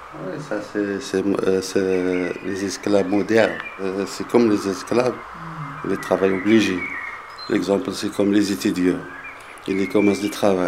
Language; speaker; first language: French; non-native, learner; Arabic